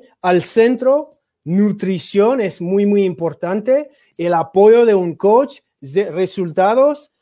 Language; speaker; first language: Spanish; non-native, learner; English